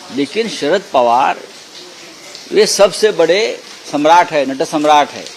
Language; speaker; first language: Hindi; non-native, local second language; Marathi